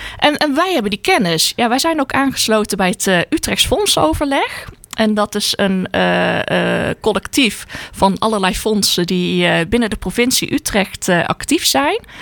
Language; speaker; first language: Dutch; native; Dutch